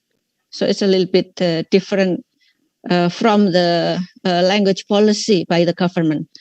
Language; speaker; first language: English; non-native, fluent; Indonesian